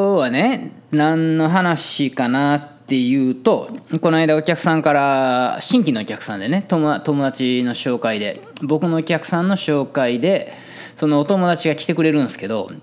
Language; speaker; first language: Japanese; native; Japanese